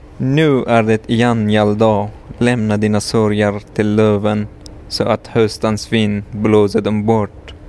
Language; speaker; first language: Swedish; non-native, learner; Persian